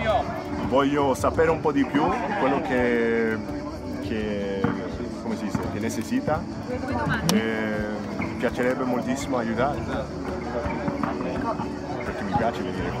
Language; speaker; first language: Italian; early bilingual, other home language; English